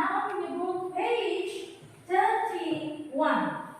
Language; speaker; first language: English; non-native, learner; Indonesian